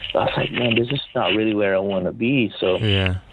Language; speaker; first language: English; non-native, local second language; Filipino